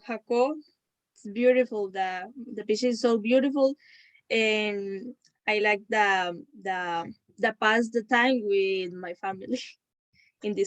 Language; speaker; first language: English; non-native, learner; Spanish